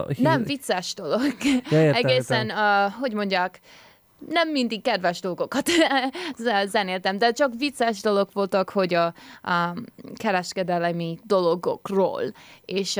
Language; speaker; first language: Hungarian; early bilingual, heritage; English